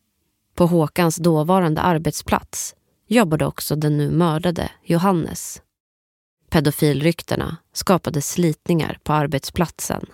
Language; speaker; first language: Swedish; native; Swedish